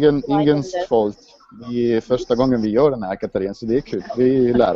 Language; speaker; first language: Swedish; non-native, fluent; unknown